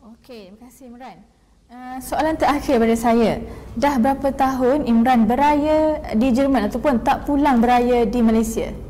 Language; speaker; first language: Malay; native; Malay